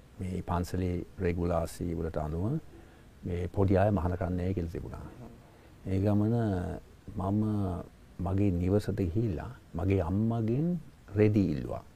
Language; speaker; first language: Sinhala; non-native, fluent; English